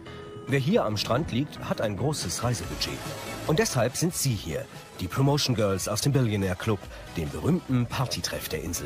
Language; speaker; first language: German; native; German